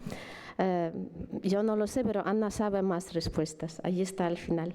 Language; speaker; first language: Spanish; non-native, fluent; Ukrainian